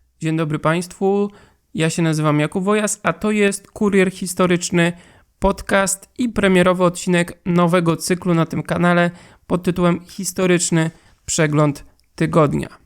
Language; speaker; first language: Polish; native; Polish